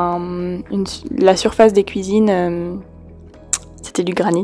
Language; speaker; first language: French; native; French